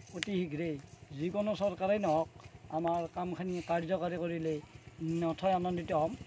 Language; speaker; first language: Assamese; native; Assamese